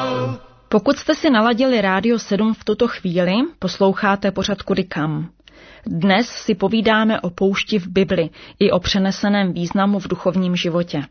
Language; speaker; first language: Czech; native; Czech